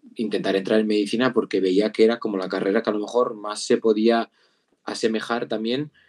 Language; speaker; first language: Spanish; native; Spanish